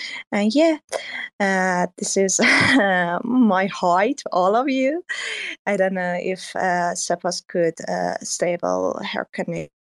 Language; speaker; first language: English; non-native, fluent; Persian